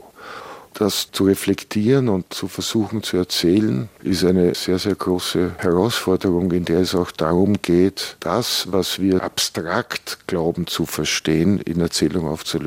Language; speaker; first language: German; native; German